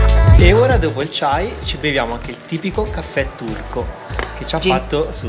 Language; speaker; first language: Italian; native; Italian